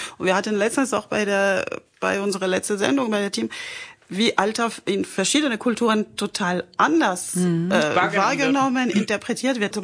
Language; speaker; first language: German; non-native, fluent; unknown